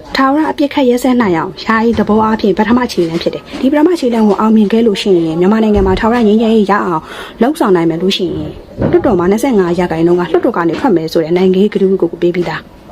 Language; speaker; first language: Burmese; native; Burmese